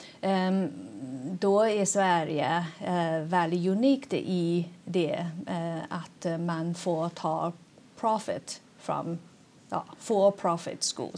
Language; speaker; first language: Swedish; non-native, fluent; Chinese